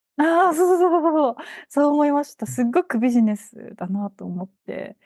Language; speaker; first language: Japanese; native; Japanese